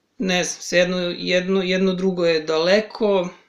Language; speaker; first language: Serbian; native; Serbian